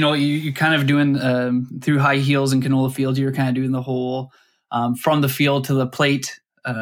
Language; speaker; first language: English; native; English